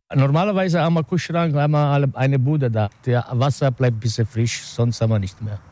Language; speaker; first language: German; non-native, learner; Italian